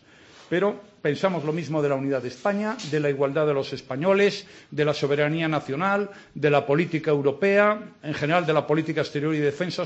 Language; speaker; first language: Spanish; native; Spanish